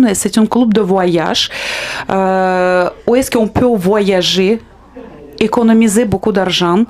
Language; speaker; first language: French; non-native, fluent; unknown